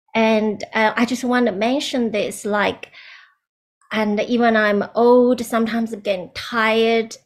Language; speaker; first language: English; non-native, learner; Chinese